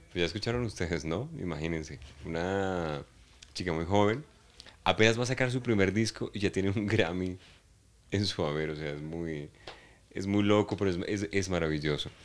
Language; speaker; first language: Spanish; native; Spanish